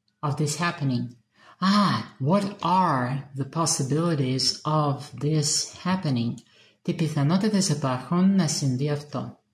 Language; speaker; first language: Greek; non-native, learner; Russian